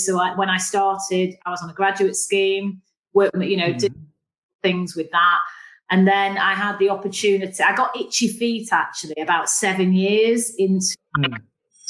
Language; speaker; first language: English; native; English